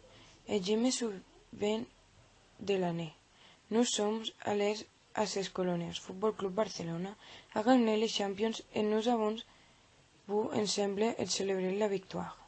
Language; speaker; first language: French; non-native, learner; Catalan